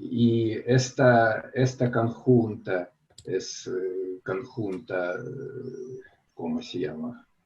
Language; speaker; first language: Spanish; non-native, fluent; Russian